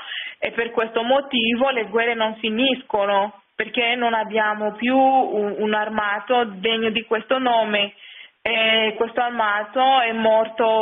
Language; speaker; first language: Italian; non-native, fluent; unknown